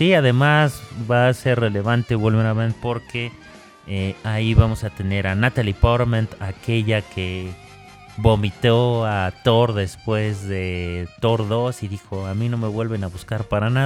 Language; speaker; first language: Spanish; native; Spanish